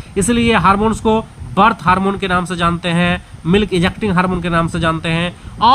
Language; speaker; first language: Hindi; native; Hindi